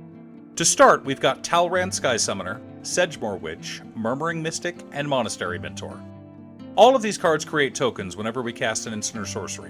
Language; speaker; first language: English; native; English